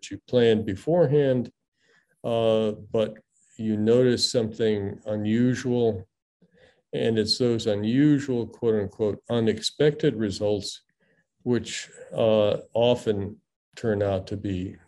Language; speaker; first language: English; native; English